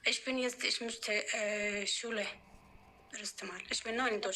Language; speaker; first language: German; non-native, learner; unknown